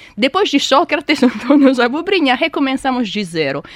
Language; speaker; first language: Portuguese; non-native, fluent; Italian